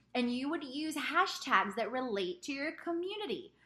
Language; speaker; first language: English; native; English